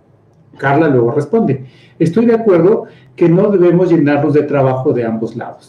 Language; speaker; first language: Spanish; native; Spanish